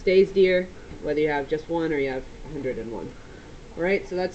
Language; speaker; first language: English; native; English